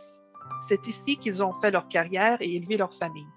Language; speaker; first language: French; native; French